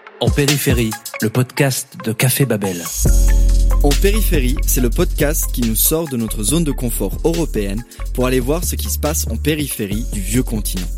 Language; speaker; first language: French; native; French